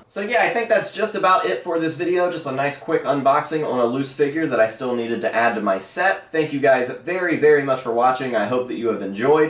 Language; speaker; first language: English; native; English